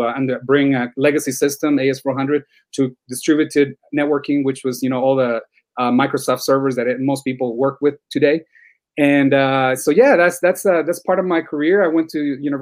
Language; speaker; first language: English; non-native, fluent; Spanish